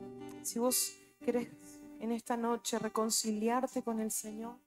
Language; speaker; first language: Spanish; native; Spanish